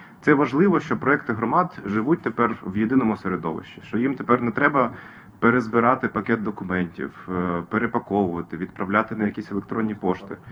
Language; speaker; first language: Ukrainian; native; Ukrainian